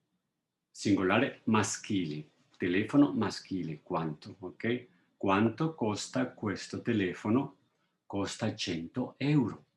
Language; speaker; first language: Italian; non-native, fluent; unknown